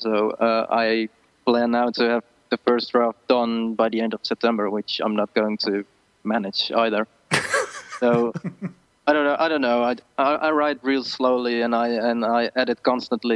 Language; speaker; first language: English; non-native, fluent; Dutch